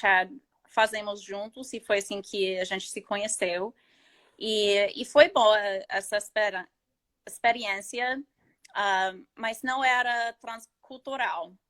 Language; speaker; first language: Portuguese; non-native, fluent; English